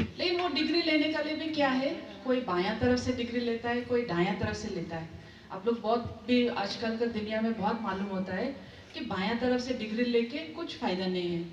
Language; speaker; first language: Hindi; non-native, local second language; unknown